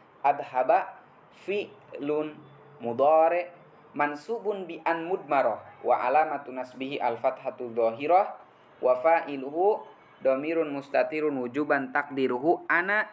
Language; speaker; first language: Arabic; non-native, fluent; Indonesian